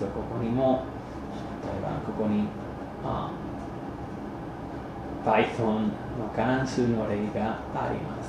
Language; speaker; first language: Japanese; non-native, fluent; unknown